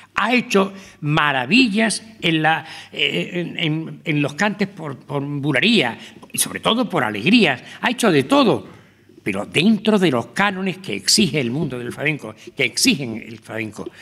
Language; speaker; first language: Spanish; native; Spanish